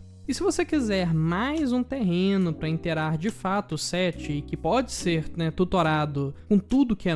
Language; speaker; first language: Portuguese; native; Portuguese